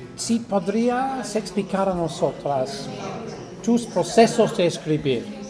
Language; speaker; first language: Spanish; non-native, fluent; English